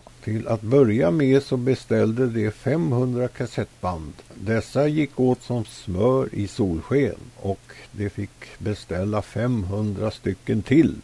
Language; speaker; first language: Swedish; native; Swedish